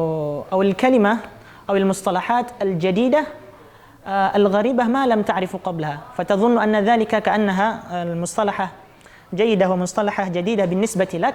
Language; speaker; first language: Arabic; non-native, fluent; Indonesian